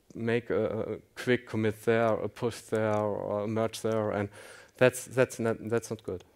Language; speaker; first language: English; non-native, fluent; German